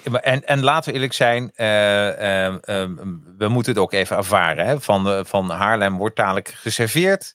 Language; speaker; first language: Dutch; native; Dutch